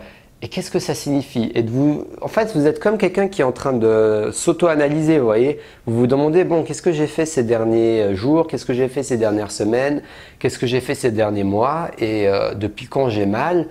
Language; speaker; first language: French; native; French